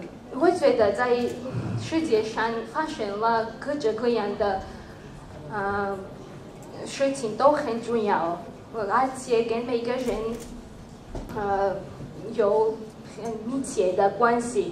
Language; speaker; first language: Chinese; non-native, learner; Georgian